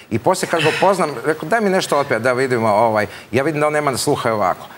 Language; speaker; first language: Croatian; native; Croatian